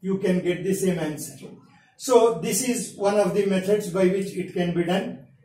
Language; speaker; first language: English; non-native, local second language; Kannada